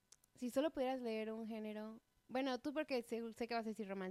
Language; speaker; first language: Spanish; native; Spanish